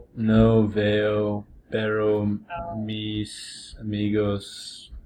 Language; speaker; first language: Spanish; non-native, learner; English